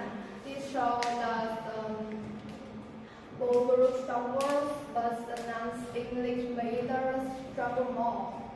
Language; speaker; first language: English; non-native, learner; Vietnamese